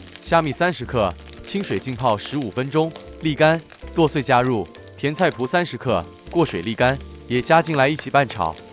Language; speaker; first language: Chinese; native; Chinese